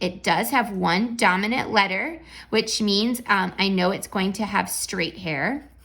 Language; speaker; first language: English; native; English